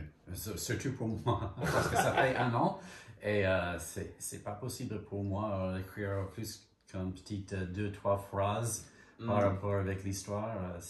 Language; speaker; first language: French; non-native, fluent; English